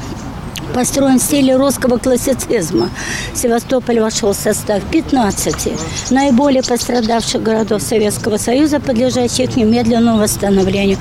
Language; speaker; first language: Russian; native; Russian